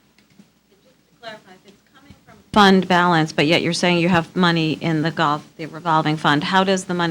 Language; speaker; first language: English; native; English